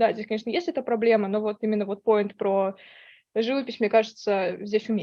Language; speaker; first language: Russian; native; Russian